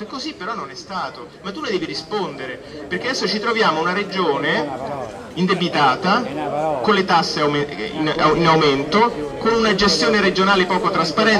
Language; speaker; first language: Italian; native; Italian